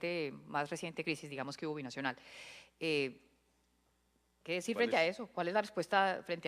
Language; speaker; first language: Spanish; native; Spanish